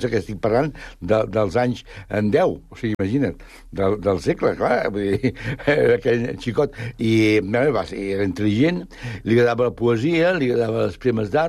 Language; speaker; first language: Catalan; native; Catalan